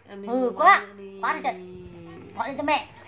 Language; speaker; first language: Vietnamese; native; Vietnamese